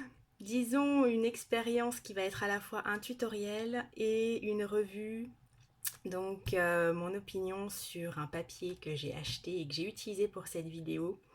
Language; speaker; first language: French; native; French